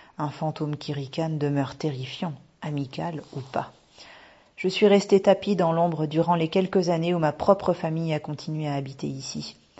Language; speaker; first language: French; native; French